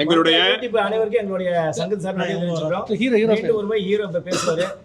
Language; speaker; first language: Tamil; native; Tamil